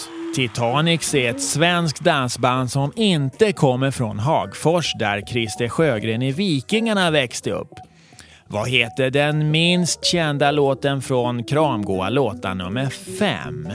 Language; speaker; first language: Swedish; native; Swedish